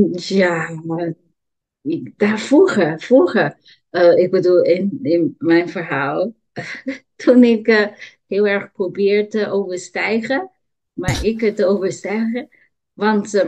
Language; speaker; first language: Dutch; non-native, learner; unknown